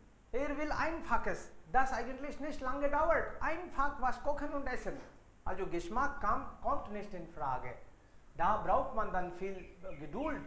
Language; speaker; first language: German; non-native, fluent; Hindi